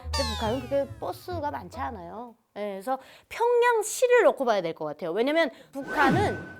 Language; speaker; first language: Korean; native; Korean